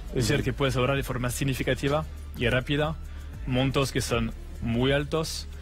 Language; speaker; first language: Spanish; non-native, fluent; French